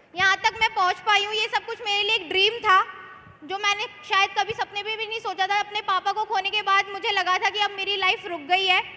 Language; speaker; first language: Hindi; native; Hindi